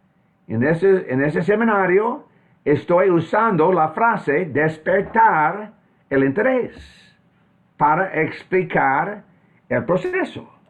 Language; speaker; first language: Spanish; non-native, fluent; English